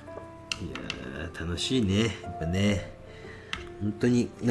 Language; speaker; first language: Japanese; native; Japanese